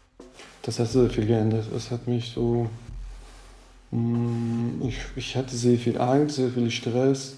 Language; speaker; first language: German; non-native, fluent; Persian